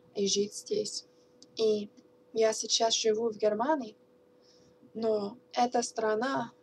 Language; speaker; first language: Russian; non-native, learner; English